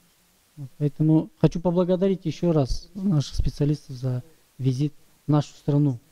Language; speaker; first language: Russian; non-native, local second language; Kyrgyz